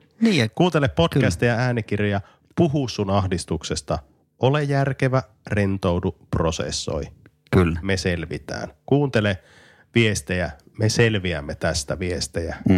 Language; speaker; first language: Finnish; native; Finnish